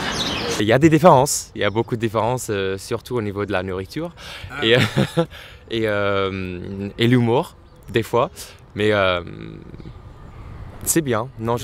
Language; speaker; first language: French; non-native, fluent; English